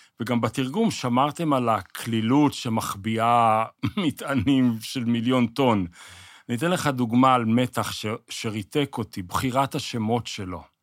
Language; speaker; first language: Hebrew; native; Hebrew